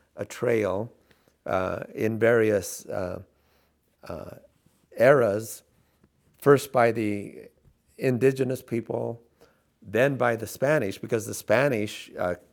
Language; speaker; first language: English; native; English